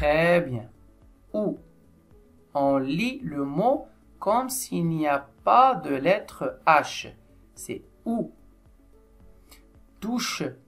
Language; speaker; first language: French; non-native, local second language; Arabic